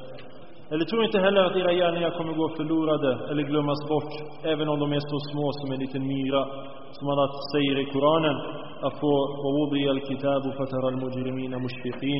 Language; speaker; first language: Swedish; early bilingual, other home language; Arabic